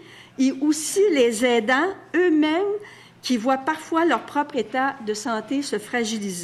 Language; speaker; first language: French; native; French